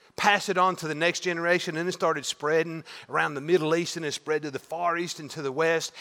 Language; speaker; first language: English; native; English